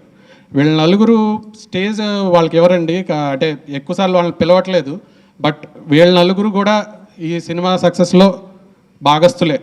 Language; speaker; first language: Telugu; native; Telugu